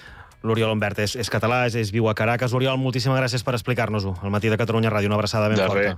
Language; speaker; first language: Catalan; native; Catalan